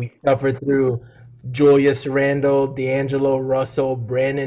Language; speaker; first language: English; early bilingual, other home language; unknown